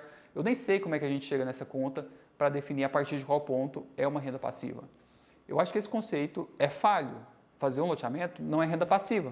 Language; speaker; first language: Portuguese; native; Portuguese